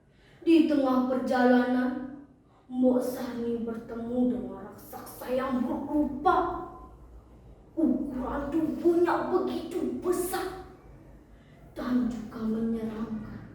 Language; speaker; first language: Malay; non-native, local second language; Balinese